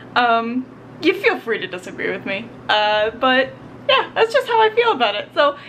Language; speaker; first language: English; native; English